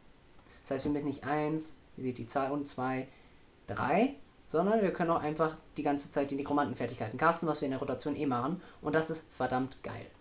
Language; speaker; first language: German; native; German